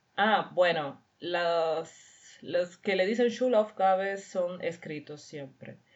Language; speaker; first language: Spanish; native; Spanish